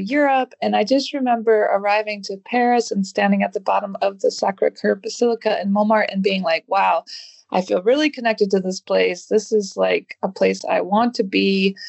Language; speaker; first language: English; native; English